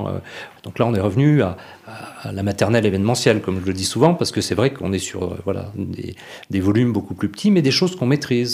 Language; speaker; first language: French; native; French